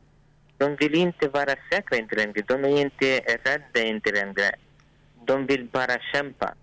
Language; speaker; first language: Swedish; non-native, learner; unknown